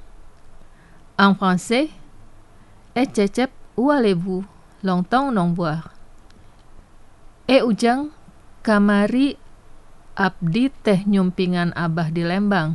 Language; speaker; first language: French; non-native, fluent; Indonesian